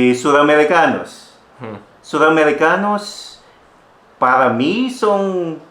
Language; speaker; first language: Spanish; non-native, fluent; Filipino